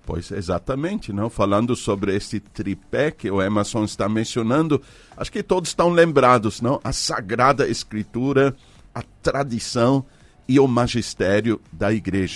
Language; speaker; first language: Portuguese; non-native, fluent; German